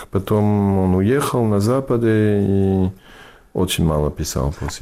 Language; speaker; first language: Russian; non-native, learner; English